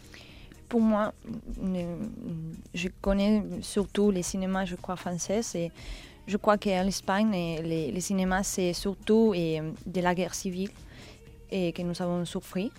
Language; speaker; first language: French; non-native, learner; Spanish